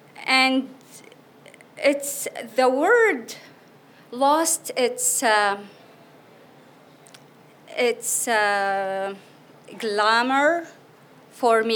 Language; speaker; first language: English; non-native, fluent; Arabic